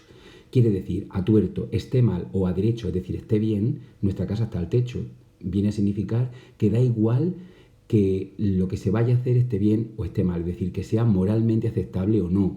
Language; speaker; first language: Spanish; native; Spanish